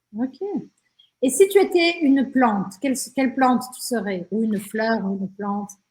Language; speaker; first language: French; native; French